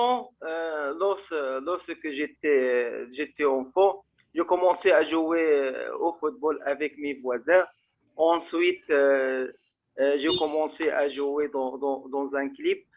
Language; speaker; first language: French; non-native, fluent; Arabic